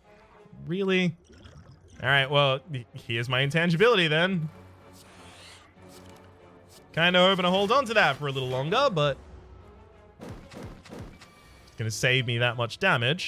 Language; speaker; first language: English; native; English